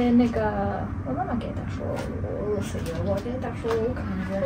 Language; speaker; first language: Chinese; non-native, learner; Ukrainian